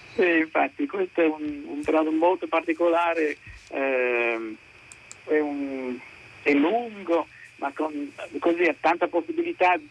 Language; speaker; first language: Italian; non-native, fluent; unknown